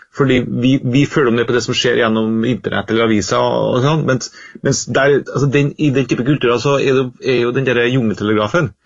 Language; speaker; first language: Norwegian; native; Norwegian